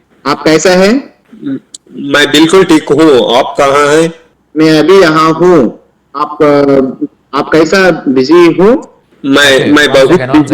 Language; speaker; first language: Hindi; non-native, learner; Telugu